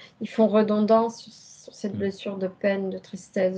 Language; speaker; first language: French; native; French